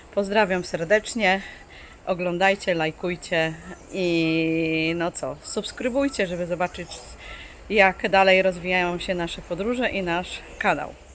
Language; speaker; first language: Polish; native; Polish